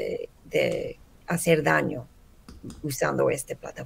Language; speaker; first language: Spanish; early bilingual, heritage; Spanish